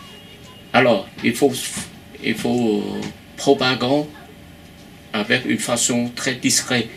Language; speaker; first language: French; non-native, fluent; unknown